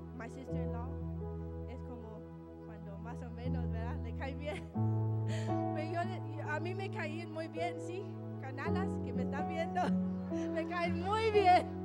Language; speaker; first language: Spanish; non-native, fluent; English